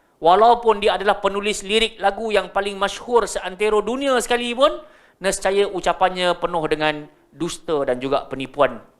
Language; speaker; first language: Malay; native; Malay